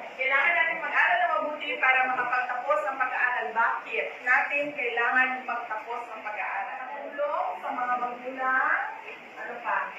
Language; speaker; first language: Filipino; non-native, local second language; Bikol